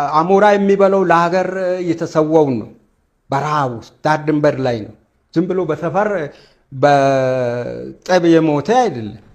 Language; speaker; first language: Amharic; non-native, local second language; Wolaytta